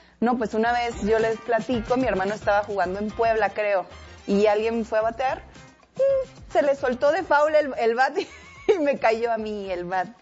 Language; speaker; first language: Spanish; native; Spanish